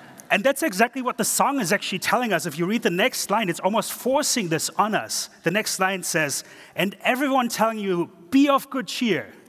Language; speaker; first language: English; non-native, fluent; German